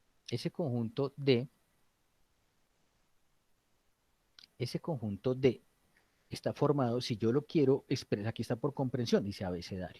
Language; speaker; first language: Spanish; native; Spanish